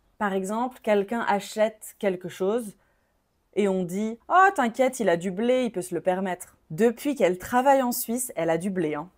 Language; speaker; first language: French; native; French